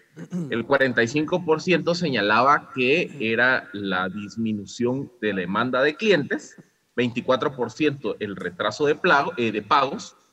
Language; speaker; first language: Spanish; non-native, fluent; Dutch